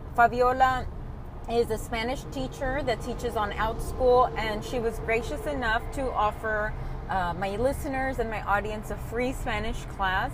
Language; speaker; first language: English; early bilingual, other home language; Spanish